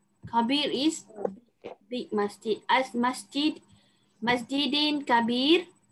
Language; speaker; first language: English; non-native, local second language; Malay